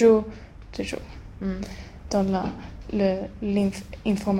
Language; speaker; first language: French; non-native, learner; Swedish